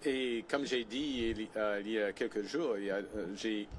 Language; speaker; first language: French; non-native, local second language; English